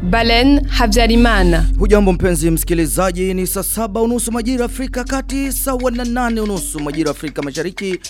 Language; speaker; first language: Swahili; non-native, local second language; Rundi